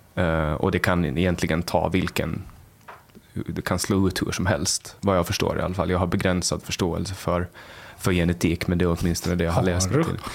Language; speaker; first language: Swedish; native; Swedish